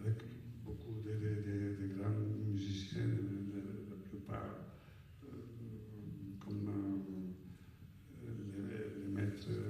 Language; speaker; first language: French; non-native, fluent; Italian